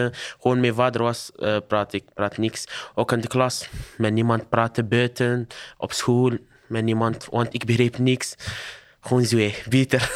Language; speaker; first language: Dutch; non-native, learner; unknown